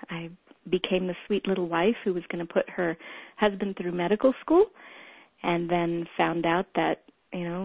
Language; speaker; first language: English; early bilingual, other home language; Hebrew